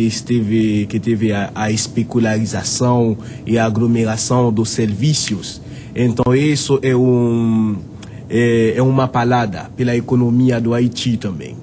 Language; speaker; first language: Portuguese; non-native, fluent; Haitian Creole